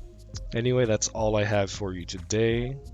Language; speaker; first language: English; native; English